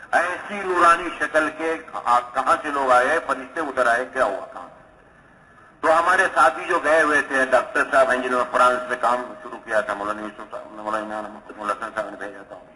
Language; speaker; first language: Urdu; native; Urdu